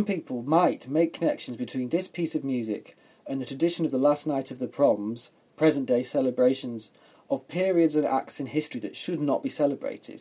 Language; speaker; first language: English; native; English